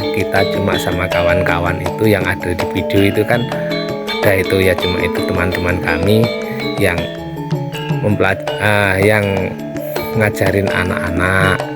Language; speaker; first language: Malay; non-native, local second language; Javanese